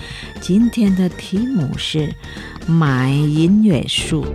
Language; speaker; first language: Chinese; non-native, fluent; Indonesian